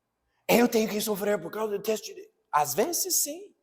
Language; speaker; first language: Portuguese; non-native, fluent; English